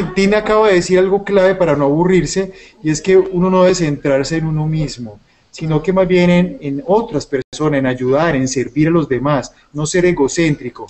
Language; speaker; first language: Spanish; native; Spanish